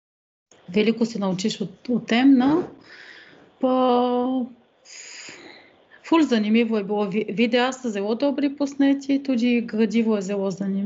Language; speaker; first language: Slovenian; non-native, fluent; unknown